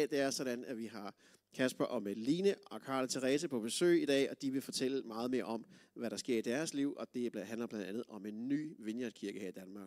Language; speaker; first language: Danish; native; Danish